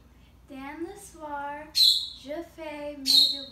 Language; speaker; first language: French; non-native, learner; English